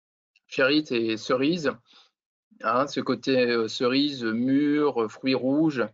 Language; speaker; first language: French; native; French